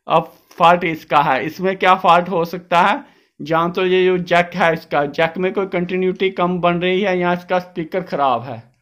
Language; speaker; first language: Hindi; non-native, local second language; Dogri